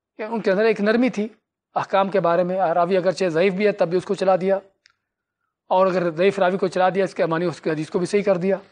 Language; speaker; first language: Urdu; native; Urdu